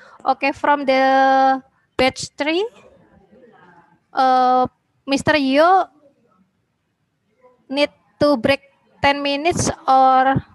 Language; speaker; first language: English; non-native, learner; Indonesian